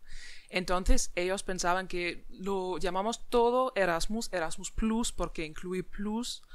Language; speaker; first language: Spanish; non-native, fluent; German